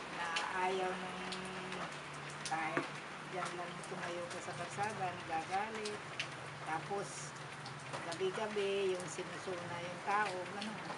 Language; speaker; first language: Filipino; native; Filipino